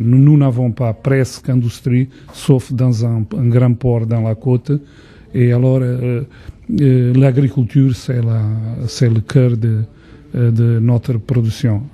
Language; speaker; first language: French; non-native, fluent; Portuguese